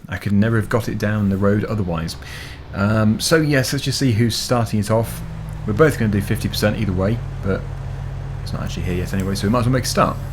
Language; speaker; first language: English; native; English